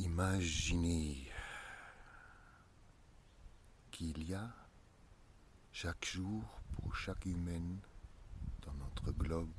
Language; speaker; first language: French; non-native, learner; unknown